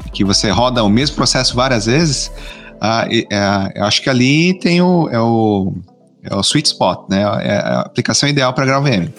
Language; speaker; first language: Portuguese; native; Portuguese